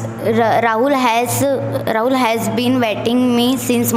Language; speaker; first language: English; non-native, learner; Hindi